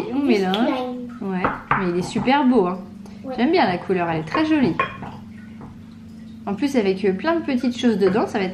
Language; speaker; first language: French; native; French